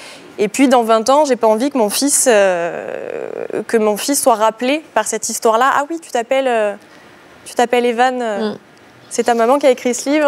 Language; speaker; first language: French; native; French